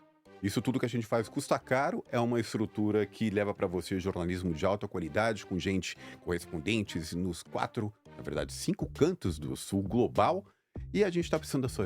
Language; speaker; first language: Portuguese; native; Portuguese